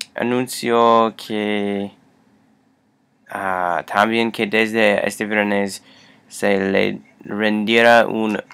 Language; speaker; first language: Spanish; non-native, learner; English